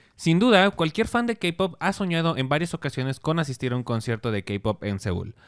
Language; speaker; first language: Spanish; native; Spanish